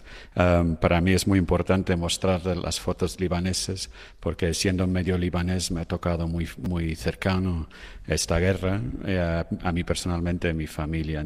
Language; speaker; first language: Spanish; non-native, fluent; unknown